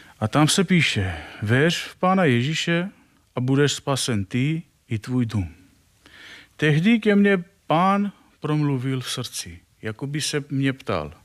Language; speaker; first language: Czech; non-native, fluent; Armenian